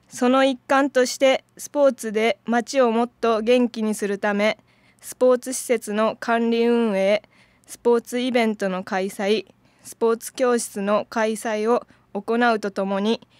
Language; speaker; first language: Japanese; native; Japanese